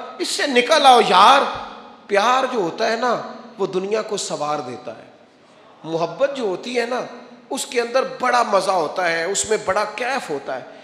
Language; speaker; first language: Urdu; non-native, local second language; Punjabi